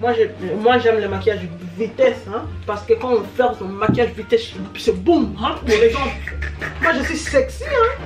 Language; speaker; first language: French; early bilingual, heritage; French